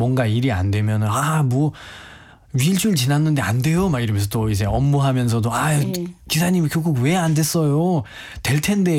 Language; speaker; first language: Korean; non-native, fluent; Nepali